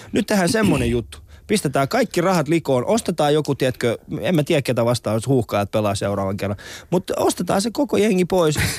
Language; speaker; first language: Finnish; early bilingual, other home language; Persian